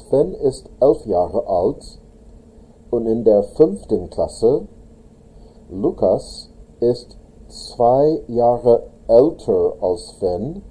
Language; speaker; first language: German; non-native, fluent; English